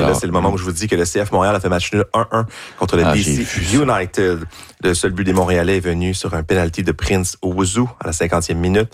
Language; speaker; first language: French; native; French